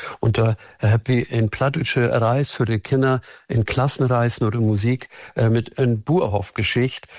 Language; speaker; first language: German; native; German